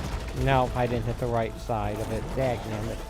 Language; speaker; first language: English; native; English